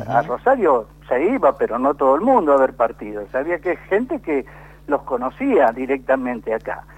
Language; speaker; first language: Spanish; native; Spanish